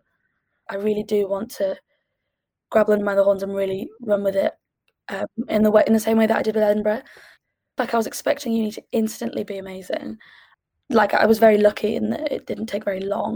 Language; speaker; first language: English; native; English